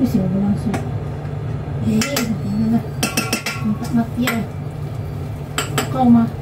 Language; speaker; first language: Chinese; non-native, learner; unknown